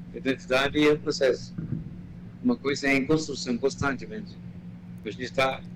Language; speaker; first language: Portuguese; non-native, fluent; Malayalam